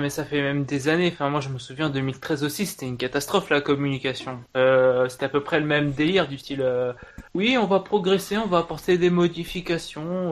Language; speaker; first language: French; native; French